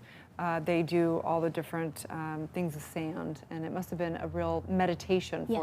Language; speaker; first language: English; native; English